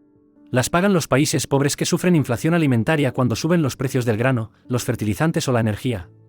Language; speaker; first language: Spanish; native; Spanish